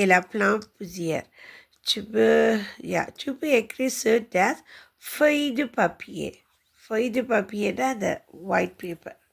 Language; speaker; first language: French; non-native, learner; Tamil